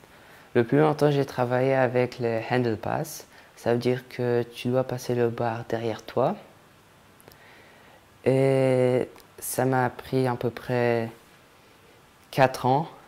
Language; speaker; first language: French; non-native, fluent; Polish